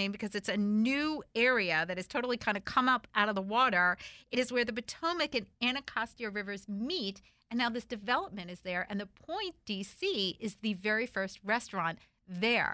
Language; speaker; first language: English; native; English